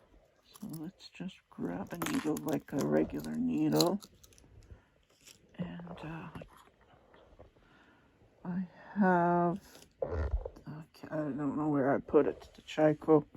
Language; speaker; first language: English; non-native, fluent; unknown